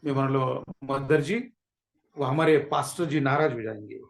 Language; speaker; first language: Hindi; non-native, local second language; Marathi